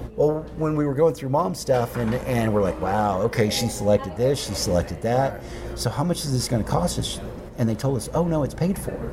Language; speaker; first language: English; native; English